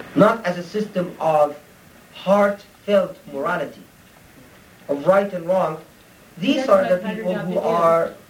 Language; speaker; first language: English; non-native, fluent; Arabic